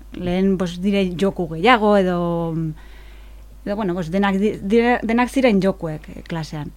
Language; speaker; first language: Basque; non-native, local second language; Spanish